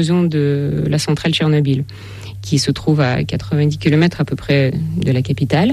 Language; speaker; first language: French; non-native, fluent; Russian